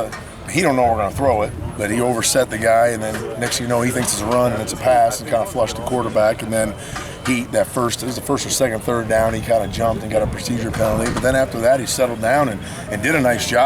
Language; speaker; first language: English; native; English